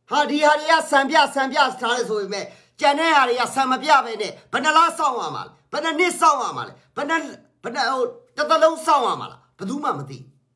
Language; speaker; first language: Burmese; non-native, local second language; Kachin